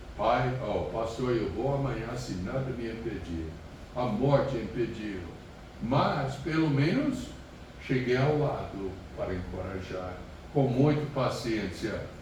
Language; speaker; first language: Portuguese; non-native, fluent; English